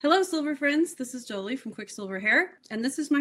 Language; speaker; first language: English; native; English